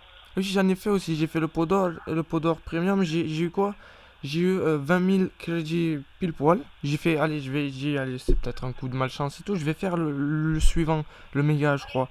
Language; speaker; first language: French; native; French